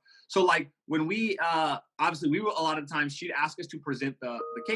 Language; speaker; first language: English; native; English